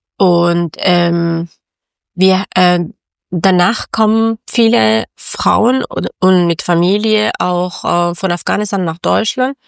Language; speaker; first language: German; non-native, learner; Persian